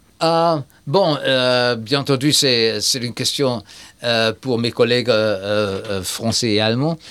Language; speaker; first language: French; non-native, fluent; German